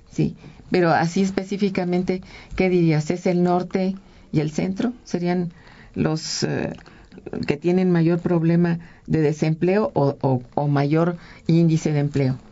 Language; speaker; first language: Spanish; native; Spanish